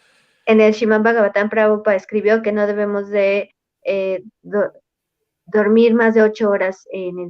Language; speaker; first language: Spanish; native; Spanish